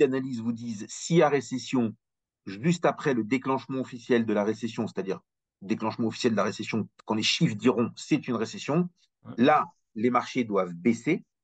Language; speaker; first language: French; native; French